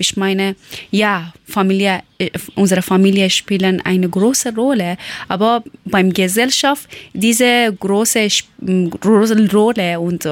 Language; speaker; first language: German; non-native, learner; Persian